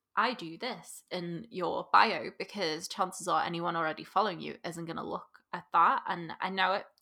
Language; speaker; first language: English; native; English